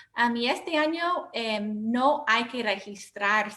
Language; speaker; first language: Spanish; non-native, fluent; English